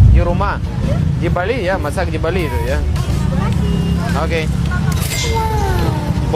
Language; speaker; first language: Indonesian; non-native, learner; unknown